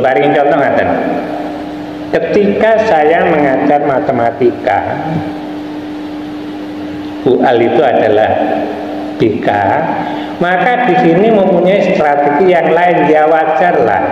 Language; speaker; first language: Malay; non-native, local second language; Javanese